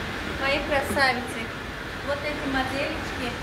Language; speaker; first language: Russian; non-native, local second language; Tajik